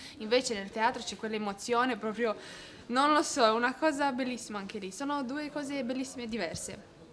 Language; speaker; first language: Italian; non-native, fluent; Romanian